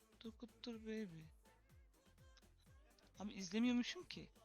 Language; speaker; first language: Turkish; native; Turkish